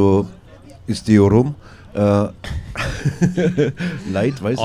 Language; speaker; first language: German; native; German